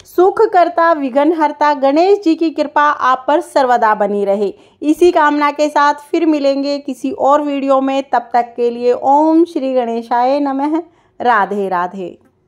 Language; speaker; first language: Hindi; native; Hindi